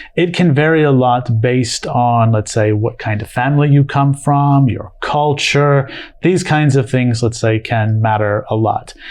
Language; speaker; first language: English; native; English